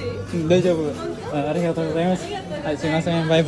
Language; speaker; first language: Japanese; non-native, learner; Filipino